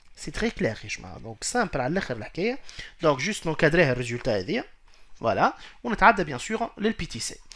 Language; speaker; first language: French; non-native, local second language; Arabic